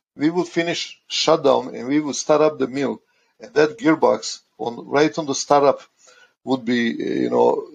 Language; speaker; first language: English; non-native, fluent; Croatian